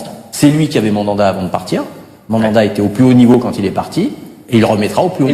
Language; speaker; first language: French; native; French